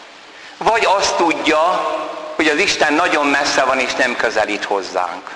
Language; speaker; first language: Hungarian; native; Hungarian